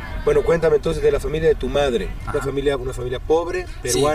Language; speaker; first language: Spanish; native; Spanish